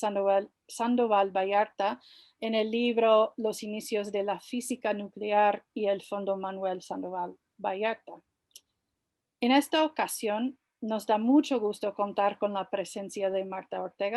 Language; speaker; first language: Spanish; non-native, fluent; English